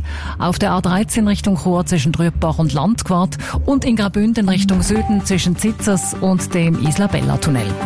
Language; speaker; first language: German; native; German